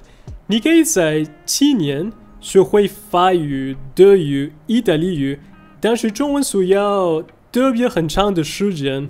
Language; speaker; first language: Chinese; non-native, learner; Spanish